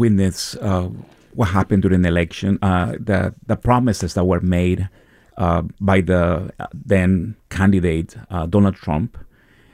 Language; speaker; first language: English; non-native, fluent; Spanish